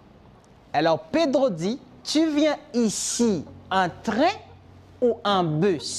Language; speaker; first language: French; non-native, fluent; Spanish